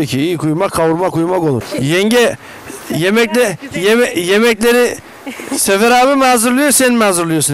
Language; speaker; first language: Turkish; native; Turkish